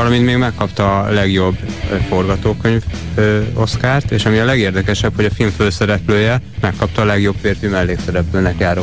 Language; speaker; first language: Hungarian; native; Hungarian